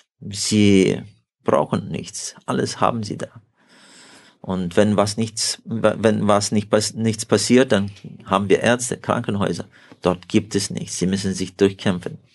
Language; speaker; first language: German; early bilingual, heritage; German